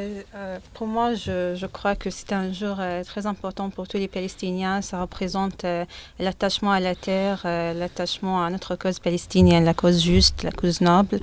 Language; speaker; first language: French; non-native, fluent; Arabic